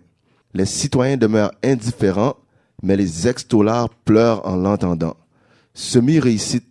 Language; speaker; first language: French; native; French